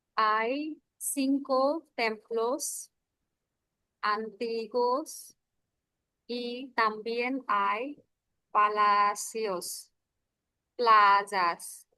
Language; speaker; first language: Spanish; non-native, learner; Bangla